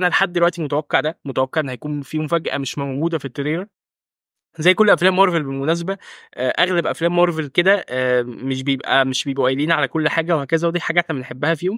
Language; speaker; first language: Arabic; native; Arabic